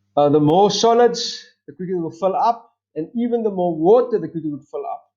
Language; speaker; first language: English; non-native, local second language; Afrikaans